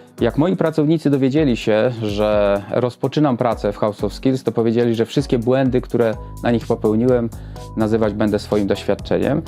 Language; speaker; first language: Polish; native; Polish